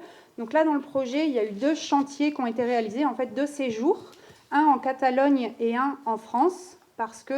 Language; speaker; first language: French; native; French